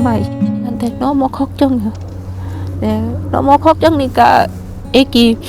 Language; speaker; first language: Korean; non-native, learner; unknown